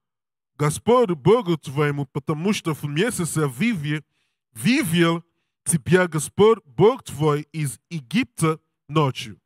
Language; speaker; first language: Russian; non-native, learner; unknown